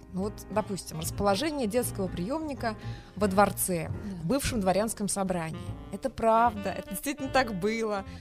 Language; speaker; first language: Russian; non-native, local second language; Tatar